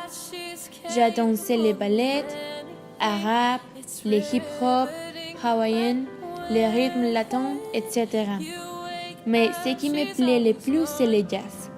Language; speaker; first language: French; non-native, learner; Spanish